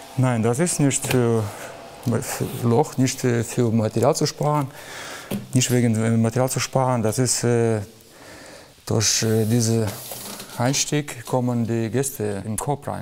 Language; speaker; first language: German; non-native, learner; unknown